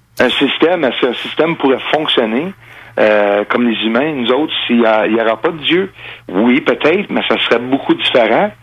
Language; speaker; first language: French; non-native, local second language; English